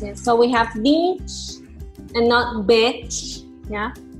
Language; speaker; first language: English; non-native, fluent; Spanish